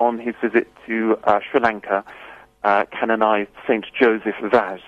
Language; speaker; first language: English; native; English